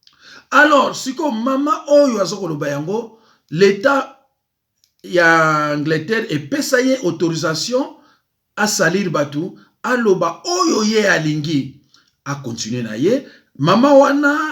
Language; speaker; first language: Lingala; native; Lingala